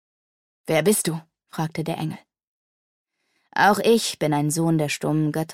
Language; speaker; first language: German; native; German